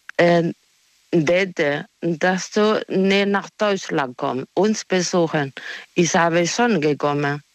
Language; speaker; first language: German; non-native, learner; Spanish